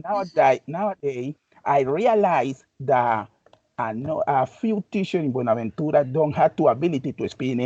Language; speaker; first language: English; non-native, learner; Spanish